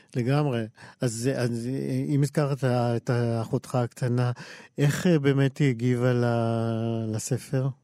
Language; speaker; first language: Hebrew; native; Hebrew